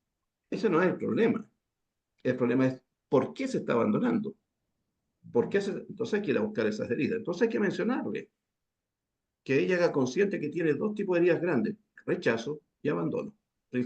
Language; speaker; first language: Spanish; native; Spanish